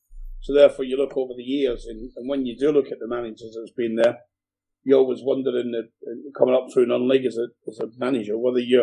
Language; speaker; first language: English; native; English